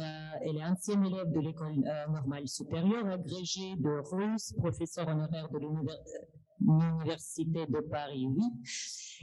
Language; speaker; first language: French; non-native, fluent; Russian